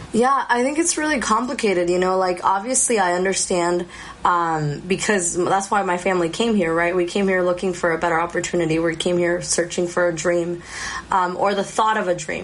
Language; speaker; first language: English; early bilingual, other home language; Spanish